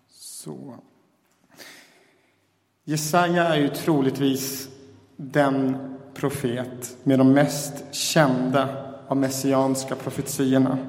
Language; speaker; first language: Swedish; native; Swedish